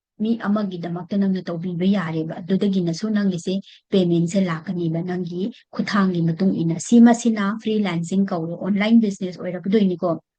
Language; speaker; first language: Manipuri; non-native, local second language; Rongmei Naga